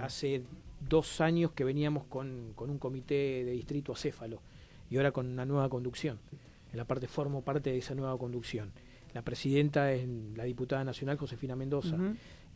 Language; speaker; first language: Spanish; native; Spanish